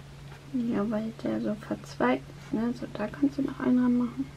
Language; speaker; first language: German; native; German